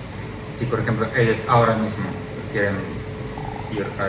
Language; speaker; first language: Spanish; non-native, learner; Ukrainian